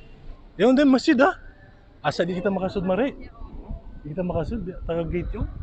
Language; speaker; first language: Filipino; non-native, local second language; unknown